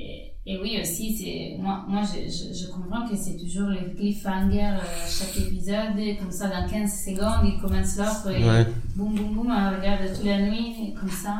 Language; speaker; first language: French; non-native, fluent; Spanish